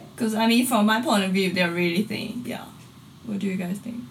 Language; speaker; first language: English; non-native, fluent; Chinese